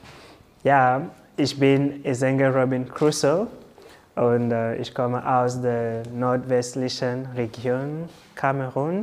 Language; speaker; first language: German; non-native, learner; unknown